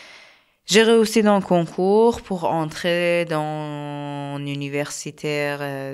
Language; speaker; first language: French; non-native, learner; Persian